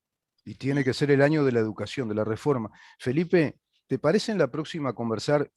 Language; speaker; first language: Spanish; native; Spanish